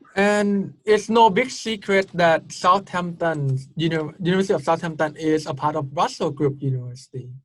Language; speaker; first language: English; non-native, fluent; Thai